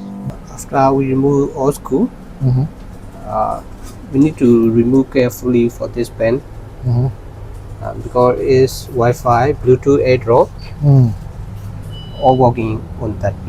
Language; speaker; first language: English; non-native, learner; Thai